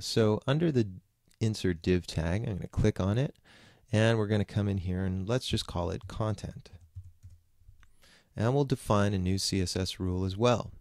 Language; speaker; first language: English; native; English